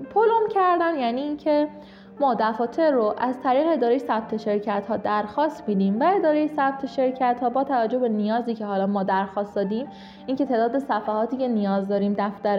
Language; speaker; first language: Persian; native; Persian